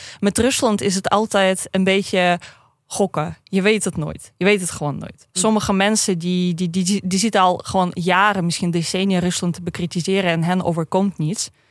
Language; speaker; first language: Dutch; non-native, fluent; Russian